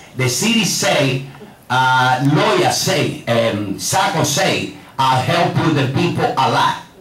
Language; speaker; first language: English; non-native, learner; Spanish